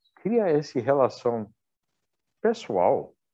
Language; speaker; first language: Portuguese; non-native, fluent; English